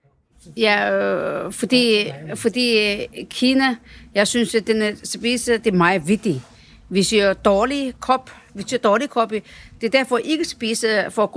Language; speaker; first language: Danish; non-native, learner; Chinese